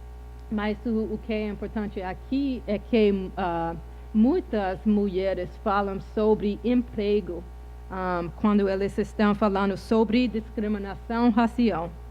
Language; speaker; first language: Portuguese; non-native, fluent; English